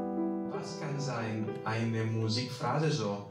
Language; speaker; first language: German; non-native, fluent; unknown